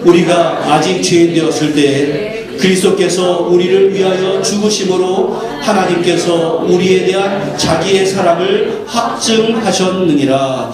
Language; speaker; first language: Korean; native; Korean